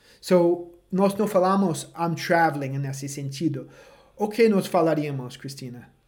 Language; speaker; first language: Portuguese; non-native, fluent; English